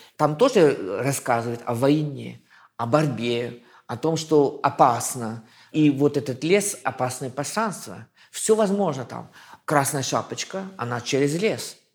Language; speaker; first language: Russian; non-native, fluent; French